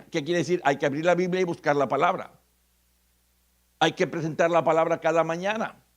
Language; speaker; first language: Spanish; native; Spanish